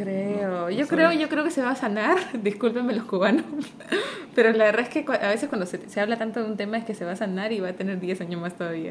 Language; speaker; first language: Spanish; early bilingual, heritage; Spanish